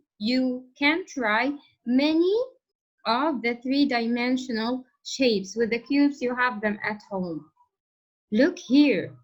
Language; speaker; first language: English; non-native, fluent; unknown